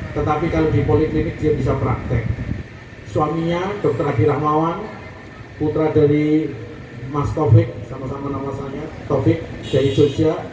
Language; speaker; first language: Indonesian; native; Indonesian